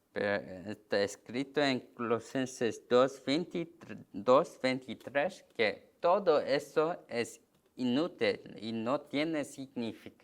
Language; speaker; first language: Spanish; non-native, learner; Korean